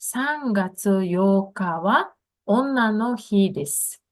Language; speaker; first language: Japanese; non-native, fluent; Mongolian